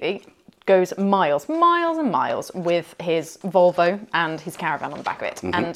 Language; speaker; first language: English; native; English